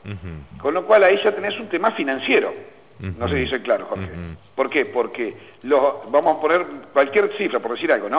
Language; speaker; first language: Spanish; native; Spanish